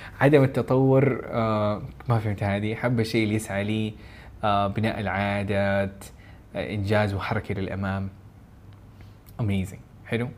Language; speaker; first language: Arabic; native; Arabic